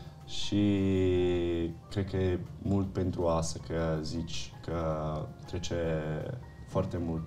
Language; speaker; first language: Romanian; early bilingual, heritage; Italian